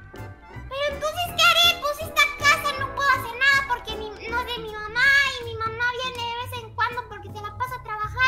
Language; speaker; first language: Spanish; native; Spanish